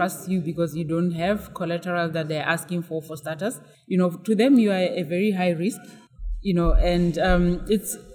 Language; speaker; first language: English; non-native, local second language; Tswana